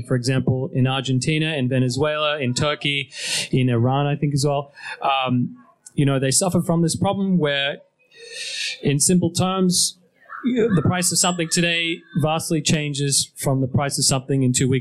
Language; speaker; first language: English; native; English